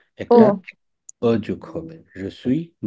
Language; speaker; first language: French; non-native, fluent; Bangla